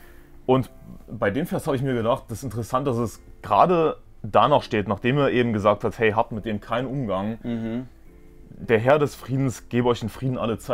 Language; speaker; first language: German; native; German